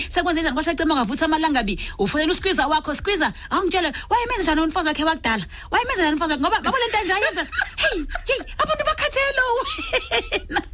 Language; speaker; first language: Zulu; non-native, local second language; Swati